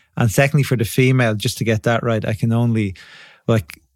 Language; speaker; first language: English; native; English